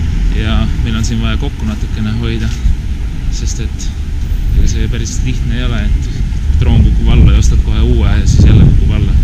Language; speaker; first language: Estonian; native; Estonian